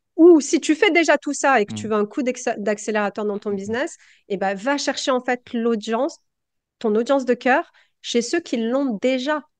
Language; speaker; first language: French; native; French